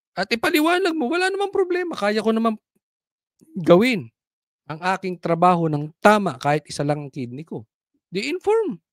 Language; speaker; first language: Filipino; native; Filipino